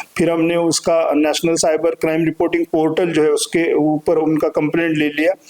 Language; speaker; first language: Hindi; non-native, local second language; Marathi